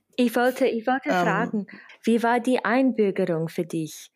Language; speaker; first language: German; non-native, fluent; English